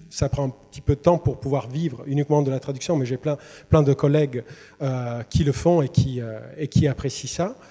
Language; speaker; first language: French; non-native, fluent; Italian